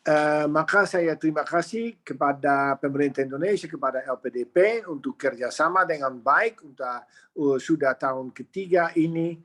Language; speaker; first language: Indonesian; non-native, fluent; Dutch